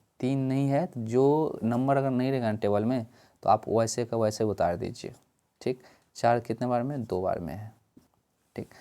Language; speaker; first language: Hindi; native; Hindi